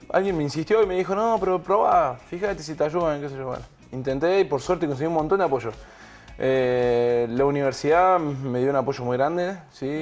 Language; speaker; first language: Spanish; native; Spanish